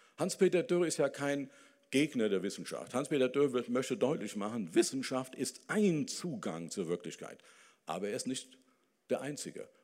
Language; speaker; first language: German; native; German